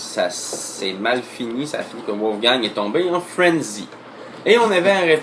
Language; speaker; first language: French; native; French